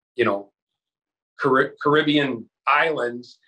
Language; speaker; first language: English; native; English